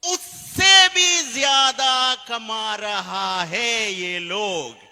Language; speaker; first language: Hindi; non-native, fluent; Bangla